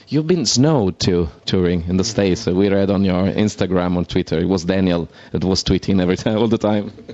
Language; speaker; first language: English; non-native, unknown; Italian